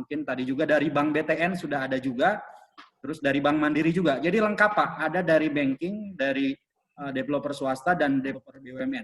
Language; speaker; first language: Indonesian; native; Indonesian